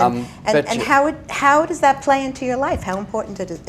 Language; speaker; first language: English; native; English